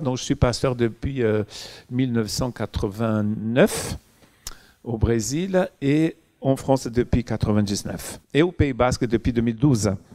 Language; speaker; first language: French; non-native, fluent; Portuguese